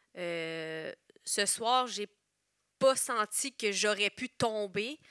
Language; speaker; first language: French; native; French